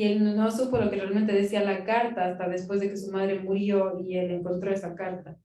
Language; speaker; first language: Spanish; native; Spanish